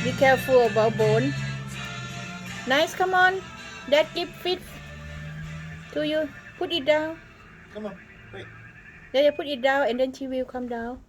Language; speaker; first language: English; non-native, learner; Thai